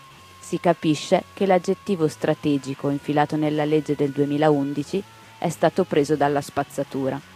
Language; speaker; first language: Italian; native; Italian